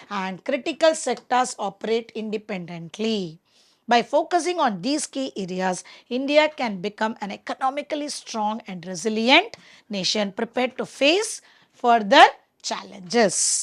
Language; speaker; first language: English; non-native, local second language; Tamil